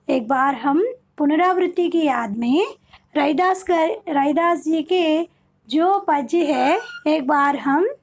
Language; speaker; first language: Hindi; non-native, local second language; Telugu